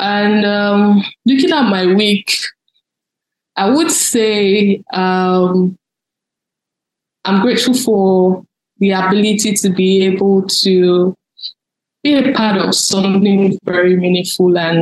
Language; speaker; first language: English; non-native, local second language; Yoruba